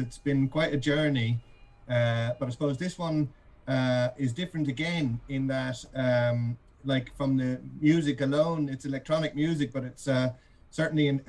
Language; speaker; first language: English; native; English